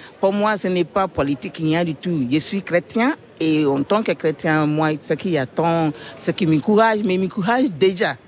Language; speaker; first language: French; non-native, learner; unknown